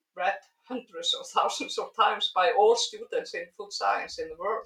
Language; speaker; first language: English; non-native, fluent; Icelandic